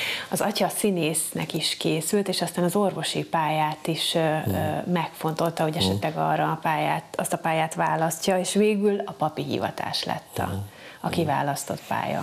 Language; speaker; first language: Hungarian; native; Hungarian